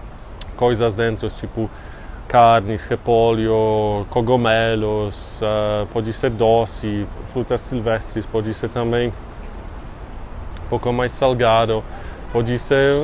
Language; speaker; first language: Portuguese; non-native, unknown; Polish